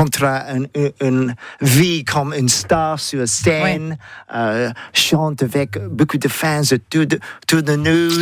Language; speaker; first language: French; non-native, learner; English